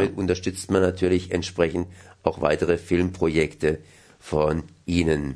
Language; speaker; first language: German; native; German